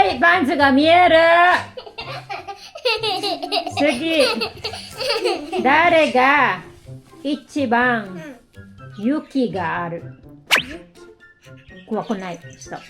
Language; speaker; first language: Japanese; non-native, fluent; Filipino